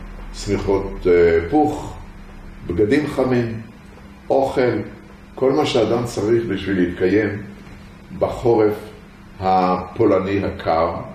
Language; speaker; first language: Hebrew; early bilingual, other home language; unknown